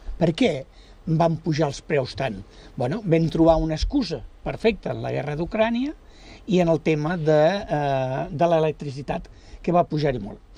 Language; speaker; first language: Catalan; native; Catalan